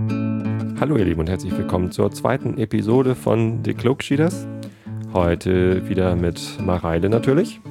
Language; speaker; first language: German; native; German